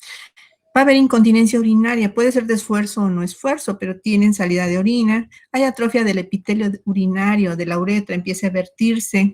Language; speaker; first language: Spanish; native; Spanish